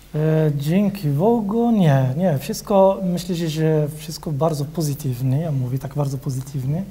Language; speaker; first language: Polish; non-native, learner; Arabic